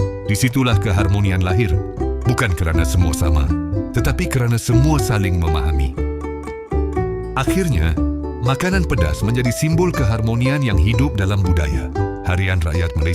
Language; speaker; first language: Malay; native; Malay